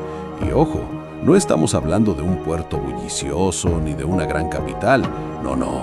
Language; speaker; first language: Spanish; native; Spanish